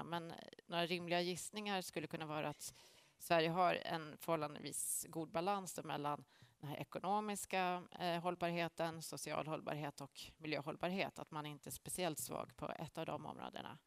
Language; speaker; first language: Swedish; native; Swedish